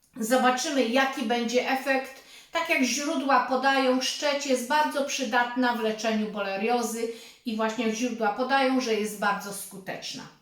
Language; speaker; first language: Polish; native; Polish